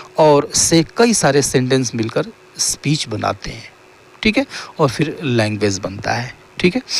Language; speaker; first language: Hindi; native; Hindi